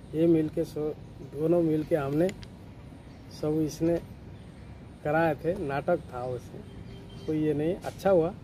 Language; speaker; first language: Hindi; non-native, local second language; Odia